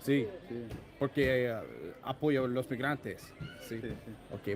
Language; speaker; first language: Spanish; non-native, learner; English